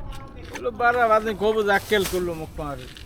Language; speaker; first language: Arabic; non-native, learner; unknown